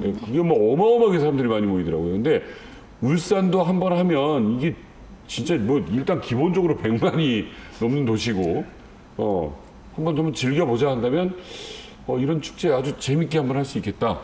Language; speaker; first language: Korean; native; Korean